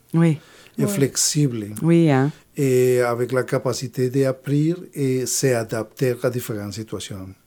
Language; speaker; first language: French; non-native, learner; Spanish